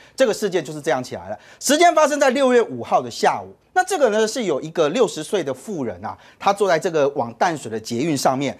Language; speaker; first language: Chinese; native; Chinese